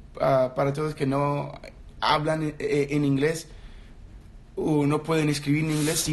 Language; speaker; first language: Spanish; non-native, learner; English